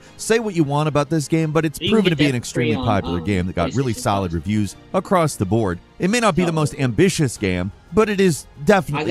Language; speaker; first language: English; native; English